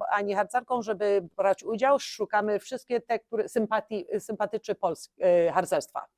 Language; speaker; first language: Polish; early bilingual, heritage; Polish